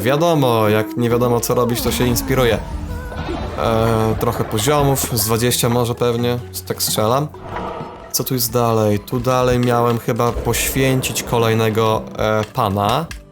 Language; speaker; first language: Polish; native; Polish